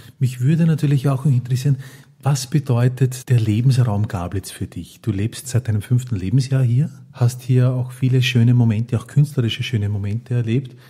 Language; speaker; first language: German; native; German